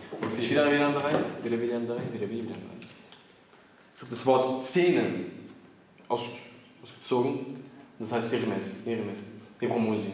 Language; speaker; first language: German; early bilingual, other home language; Arabic